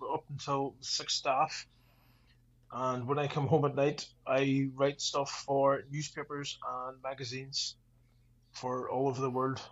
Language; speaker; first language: English; native; English